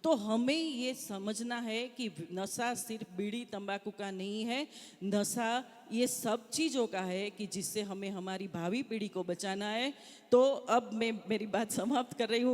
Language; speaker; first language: Hindi; non-native, local second language; Gujarati